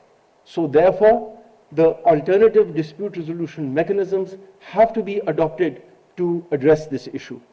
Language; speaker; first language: English; non-native, local second language; Urdu